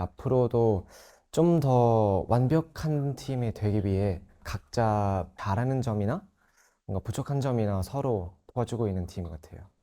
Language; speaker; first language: Korean; non-native, local second language; Thai